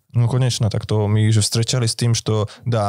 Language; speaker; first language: Russian; native; Russian